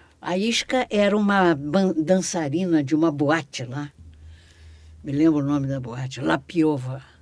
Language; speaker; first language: Portuguese; native; Portuguese